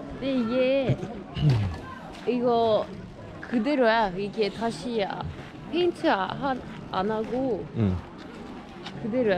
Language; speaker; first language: Korean; non-native, fluent; French